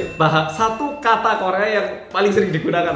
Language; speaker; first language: Indonesian; native; Indonesian